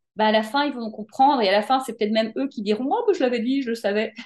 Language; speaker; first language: French; native; French